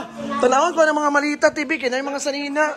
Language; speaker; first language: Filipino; non-native, local second language; Cebuano